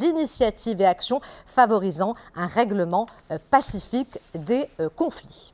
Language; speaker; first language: French; non-native, local second language; Arabic